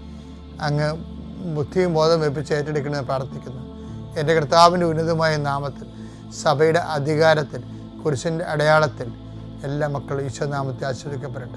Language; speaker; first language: Malayalam; native; Malayalam